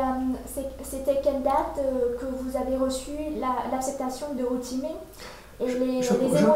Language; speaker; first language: French; non-native, fluent; Vietnamese